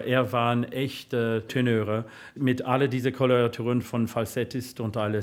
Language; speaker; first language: German; non-native, fluent; English